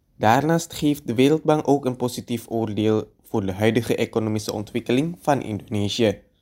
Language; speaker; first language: Dutch; non-native, fluent; Indonesian